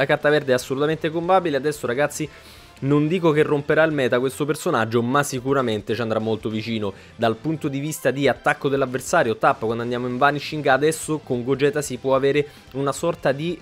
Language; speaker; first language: Italian; native; Italian